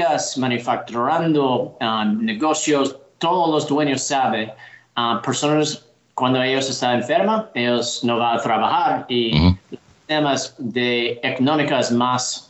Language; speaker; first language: Spanish; non-native, learner; English